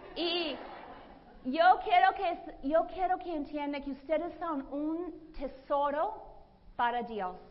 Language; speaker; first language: Spanish; non-native, fluent; English